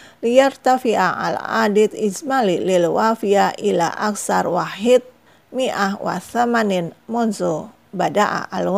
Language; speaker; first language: Arabic; non-native, fluent; Indonesian